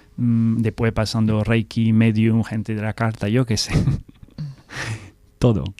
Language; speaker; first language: Spanish; non-native, fluent; French